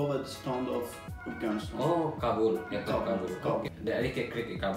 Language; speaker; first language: Norwegian; non-native, learner; Indonesian